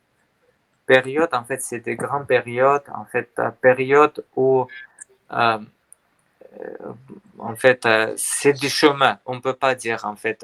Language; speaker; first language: French; non-native, learner; Armenian